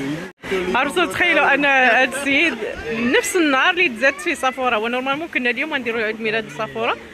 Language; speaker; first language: Arabic; native; Arabic